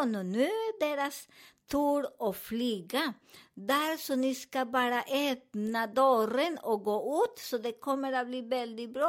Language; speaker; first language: Swedish; non-native, learner; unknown